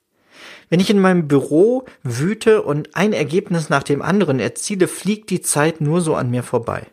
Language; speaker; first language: German; native; German